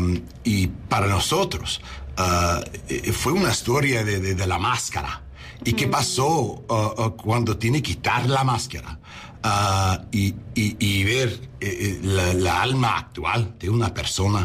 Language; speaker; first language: Spanish; non-native, learner; English